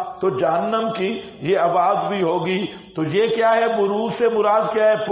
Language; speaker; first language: Urdu; non-native, local second language; Saraiki